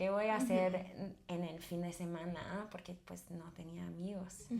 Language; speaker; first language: Spanish; non-native, fluent; English